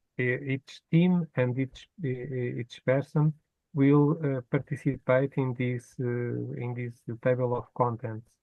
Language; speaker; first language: English; non-native, fluent; Portuguese